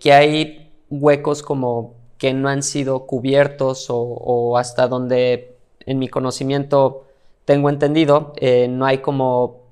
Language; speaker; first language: Spanish; native; Spanish